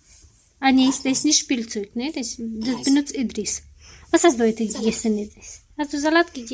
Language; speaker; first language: German; non-native, fluent; Tajik